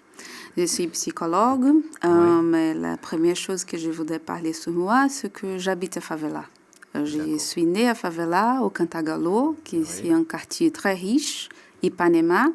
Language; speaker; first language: French; non-native, learner; Portuguese